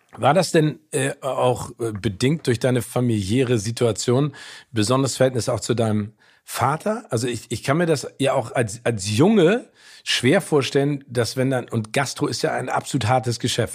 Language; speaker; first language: German; native; German